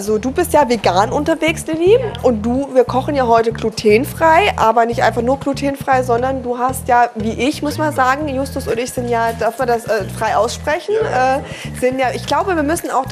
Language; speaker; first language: German; native; German